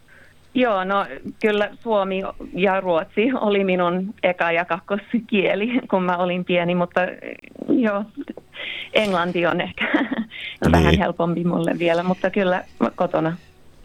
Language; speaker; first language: Finnish; early bilingual, heritage; Finnish